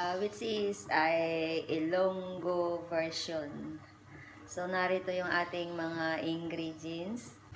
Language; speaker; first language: Filipino; non-native, local second language; Hiligaynon